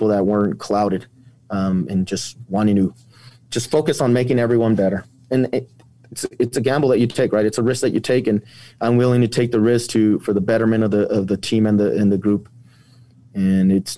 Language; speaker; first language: English; native; English